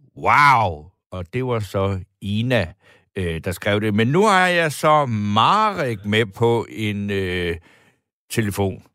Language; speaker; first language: Danish; native; Danish